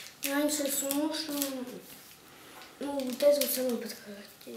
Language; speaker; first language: Russian; native; Russian